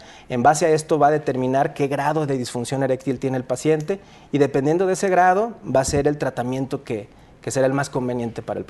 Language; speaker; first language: Spanish; native; Spanish